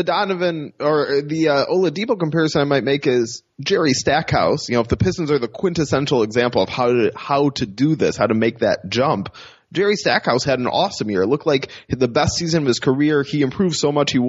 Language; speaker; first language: English; native; English